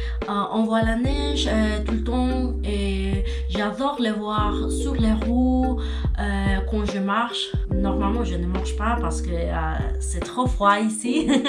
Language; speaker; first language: French; non-native, learner; Spanish